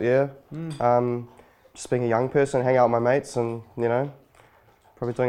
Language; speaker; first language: English; native; English